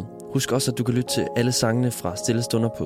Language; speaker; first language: Danish; native; Danish